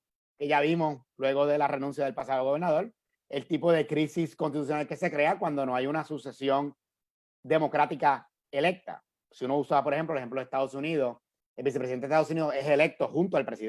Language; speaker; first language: Spanish; native; Spanish